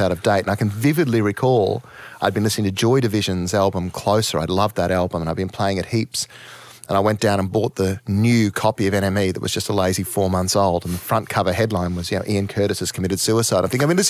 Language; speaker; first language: English; native; English